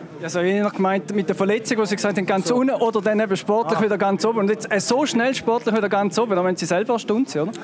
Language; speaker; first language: German; native; German